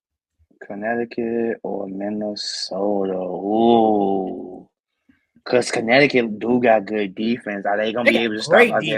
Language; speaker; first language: English; native; English